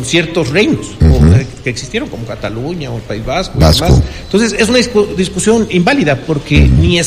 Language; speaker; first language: Spanish; native; Spanish